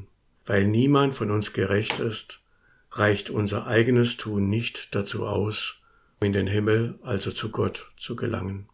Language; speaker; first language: German; native; German